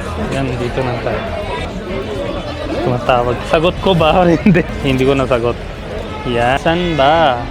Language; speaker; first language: Filipino; non-native, learner; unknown